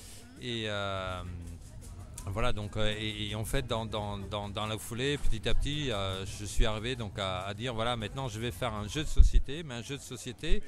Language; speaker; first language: French; native; French